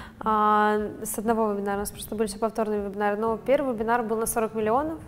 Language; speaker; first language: Russian; non-native, local second language; Ukrainian